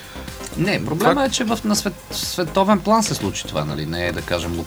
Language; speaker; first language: Bulgarian; native; Bulgarian